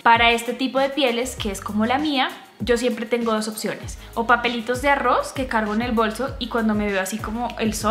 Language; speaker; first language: Spanish; native; Spanish